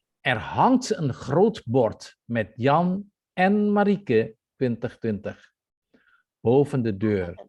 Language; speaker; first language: Dutch; non-native, fluent; Indonesian